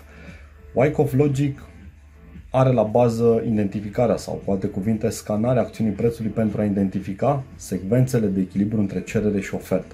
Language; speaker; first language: Romanian; native; Romanian